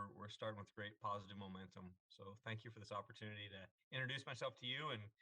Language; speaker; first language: English; native; English